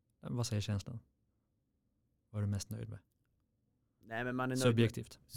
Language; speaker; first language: Swedish; native; Swedish